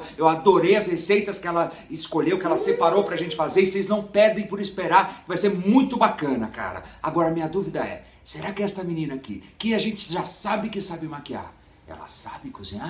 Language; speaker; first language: Portuguese; native; Portuguese